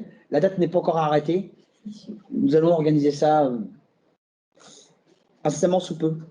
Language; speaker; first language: French; native; French